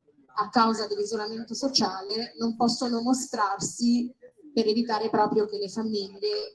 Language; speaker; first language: Italian; native; Italian